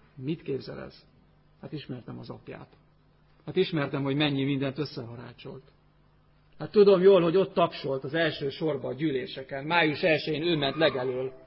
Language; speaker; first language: Hungarian; native; Hungarian